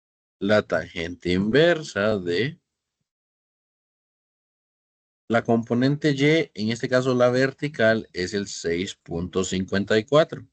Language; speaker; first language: Spanish; native; Spanish